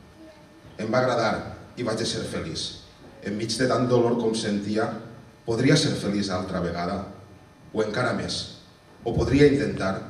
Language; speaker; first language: Catalan; native; Catalan